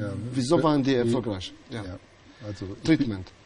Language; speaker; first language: German; non-native, fluent; Albanian